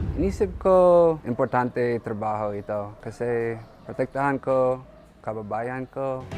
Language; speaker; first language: Filipino; non-native, learner; English